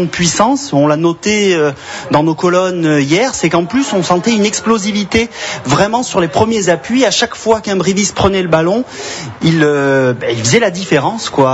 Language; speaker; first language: French; native; French